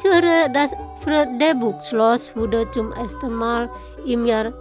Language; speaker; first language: German; non-native, fluent; Indonesian